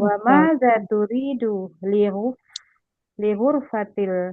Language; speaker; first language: Arabic; non-native, learner; Indonesian